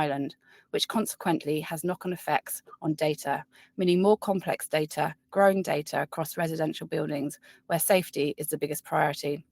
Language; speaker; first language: English; native; English